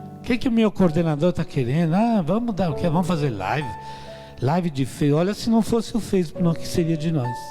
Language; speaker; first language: Portuguese; non-native, fluent; Italian